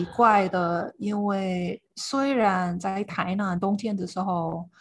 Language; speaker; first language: Chinese; non-native, fluent; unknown